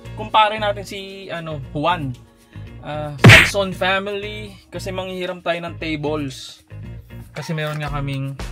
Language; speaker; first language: Filipino; native; Filipino